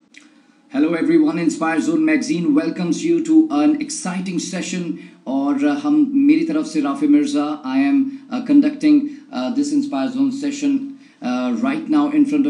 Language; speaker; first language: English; non-native, local second language; Urdu